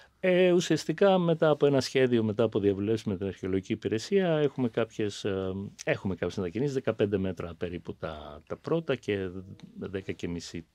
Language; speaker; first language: Greek; native; Greek